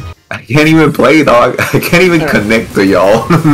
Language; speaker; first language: English; non-native, local second language; Spanish